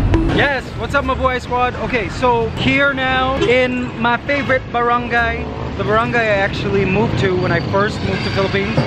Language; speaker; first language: English; native; English